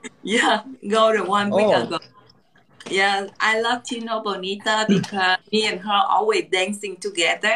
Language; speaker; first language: English; non-native, learner; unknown